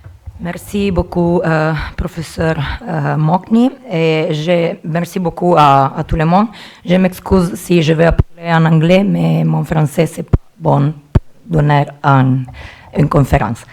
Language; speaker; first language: French; non-native, learner; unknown